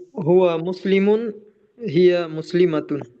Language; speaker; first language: Arabic; non-native, learner; Indonesian